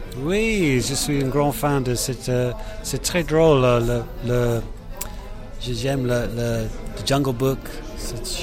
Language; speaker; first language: French; non-native, learner; English